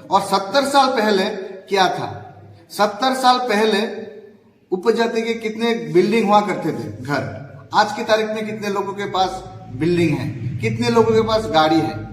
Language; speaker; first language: Hindi; non-native, local second language; Bangla